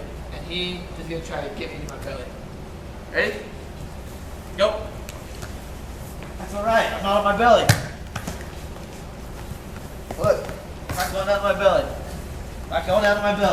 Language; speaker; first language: English; native; English